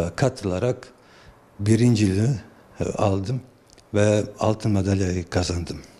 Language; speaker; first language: Turkish; non-native, fluent; Bosnian